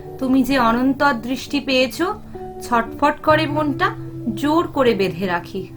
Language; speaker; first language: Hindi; non-native, local second language; Bangla